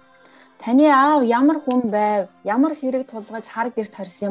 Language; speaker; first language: Mongolian; native; Mongolian